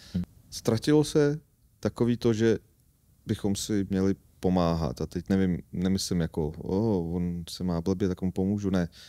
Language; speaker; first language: Czech; non-native, fluent; Armenian